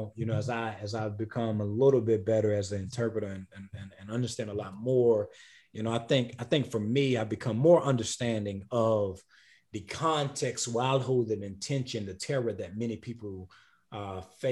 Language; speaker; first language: English; native; English